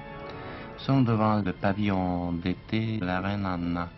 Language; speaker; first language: French; non-native, fluent; Czech